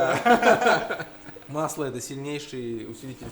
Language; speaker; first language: Russian; native; Russian